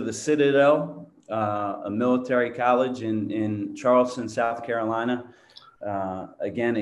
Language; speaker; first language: English; native; English